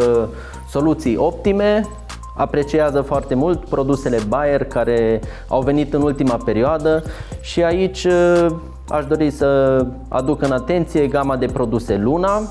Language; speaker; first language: Romanian; native; Romanian